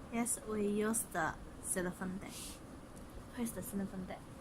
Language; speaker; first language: English; non-native, local second language; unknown